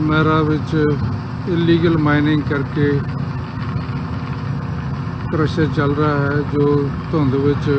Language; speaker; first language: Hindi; non-native, local second language; Punjabi